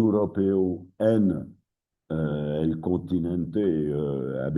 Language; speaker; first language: Spanish; non-native, fluent; French